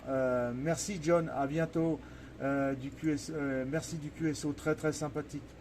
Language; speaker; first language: French; native; French